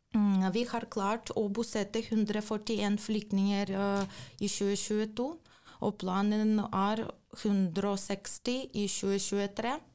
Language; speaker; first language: Norwegian; non-native, fluent; Ukrainian